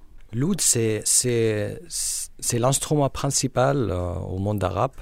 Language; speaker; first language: French; non-native, learner; Arabic